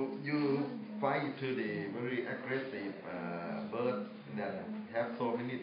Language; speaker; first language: English; non-native, fluent; Thai